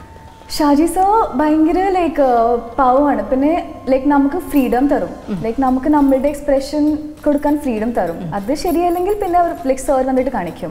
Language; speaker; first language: Malayalam; non-native, local second language; Hindi